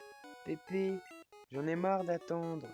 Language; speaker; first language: French; native; French